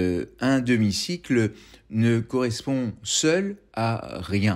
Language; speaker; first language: French; native; French